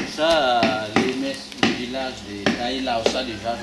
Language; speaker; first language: French; non-native, learner; Lao